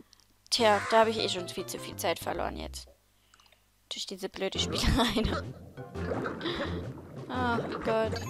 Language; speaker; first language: German; native; German